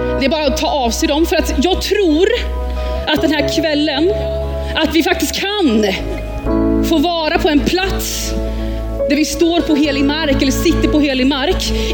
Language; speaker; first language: Swedish; early bilingual, heritage; Swedish